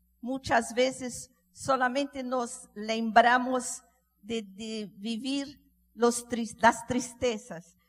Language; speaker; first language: Spanish; non-native, learner; Portuguese